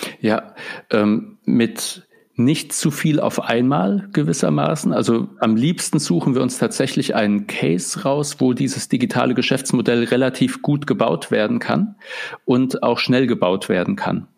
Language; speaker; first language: German; native; German